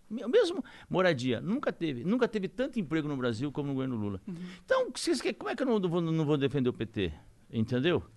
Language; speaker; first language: Portuguese; native; Portuguese